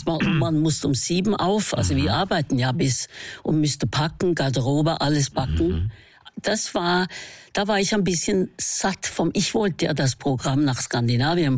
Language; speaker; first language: German; non-native, fluent; Norwegian